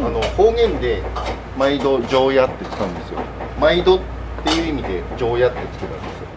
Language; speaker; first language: Japanese; native; Japanese